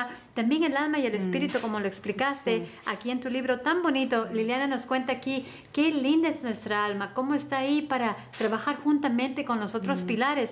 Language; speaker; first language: Spanish; native; Spanish